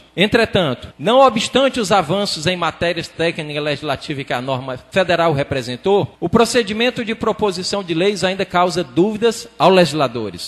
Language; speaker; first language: Portuguese; native; Portuguese